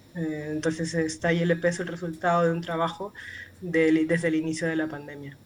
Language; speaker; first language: Spanish; native; Spanish